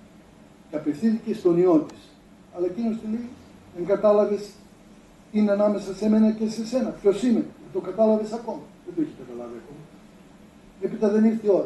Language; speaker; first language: Greek; native; Greek